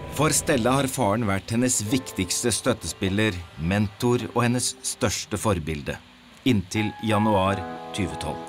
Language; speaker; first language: Norwegian; native; Norwegian